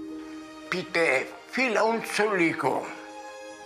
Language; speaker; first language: German; non-native, learner; Greek